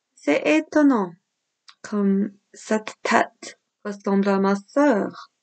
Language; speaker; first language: French; non-native, fluent; English